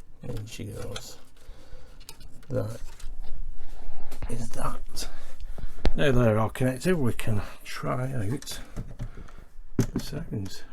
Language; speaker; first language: English; native; English